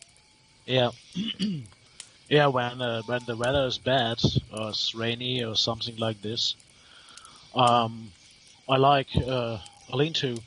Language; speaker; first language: English; non-native, learner; German